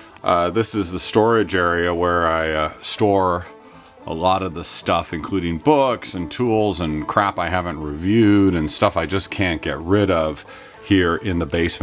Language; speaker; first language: English; native; English